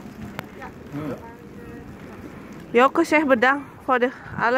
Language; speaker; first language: Dutch; non-native, learner; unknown